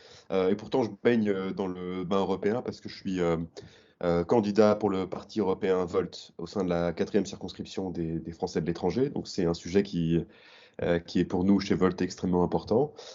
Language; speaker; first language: French; native; French